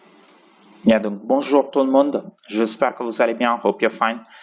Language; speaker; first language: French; non-native, fluent; Tamil